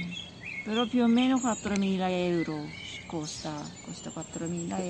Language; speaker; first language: Italian; non-native, learner; Japanese